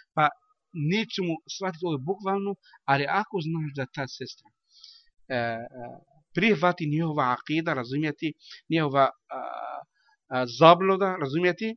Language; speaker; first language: Bosnian; non-native, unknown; Arabic